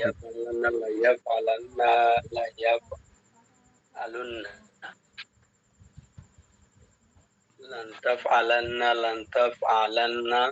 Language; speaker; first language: Arabic; non-native, learner; Bangla